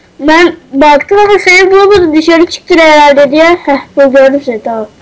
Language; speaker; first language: Turkish; native; Turkish